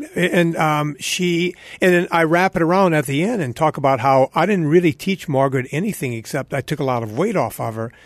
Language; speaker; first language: English; native; English